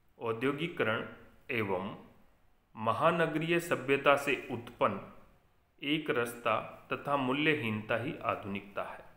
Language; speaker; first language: Hindi; native; Hindi